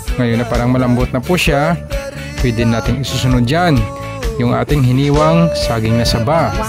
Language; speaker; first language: Filipino; non-native, local second language; Hiligaynon